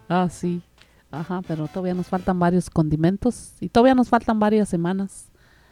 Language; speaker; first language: Spanish; native; Spanish